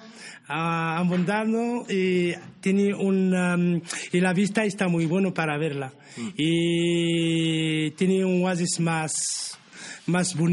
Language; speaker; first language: Spanish; non-native, learner; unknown